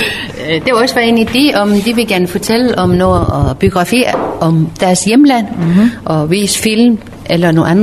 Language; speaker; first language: Danish; non-native, learner; Persian